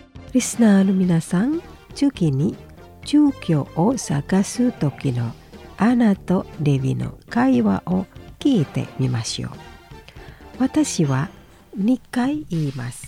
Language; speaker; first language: Japanese; non-native, fluent; Indonesian